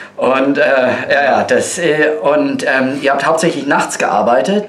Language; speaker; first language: German; native; German